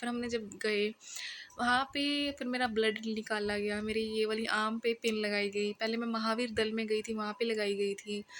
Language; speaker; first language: Hindi; non-native, local second language; Punjabi